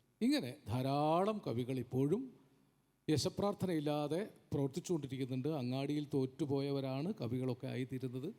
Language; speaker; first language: Malayalam; native; Malayalam